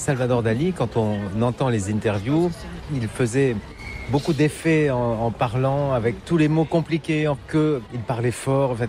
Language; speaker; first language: French; native; French